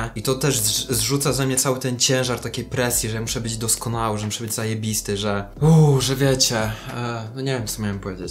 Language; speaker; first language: Polish; native; Polish